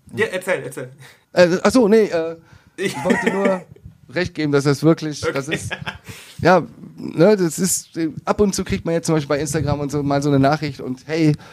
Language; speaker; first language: German; native; German